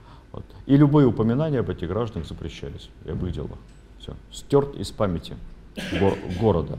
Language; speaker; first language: Russian; native; Russian